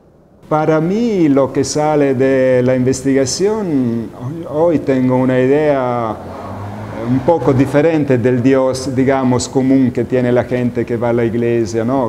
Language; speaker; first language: Spanish; non-native, fluent; Italian